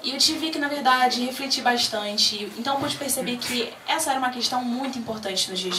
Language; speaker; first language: Portuguese; native; Portuguese